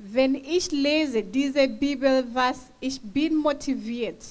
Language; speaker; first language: German; non-native, fluent; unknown